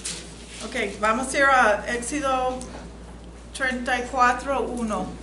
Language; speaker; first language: Spanish; non-native, fluent; English